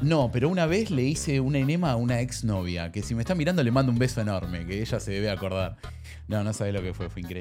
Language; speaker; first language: Spanish; native; Spanish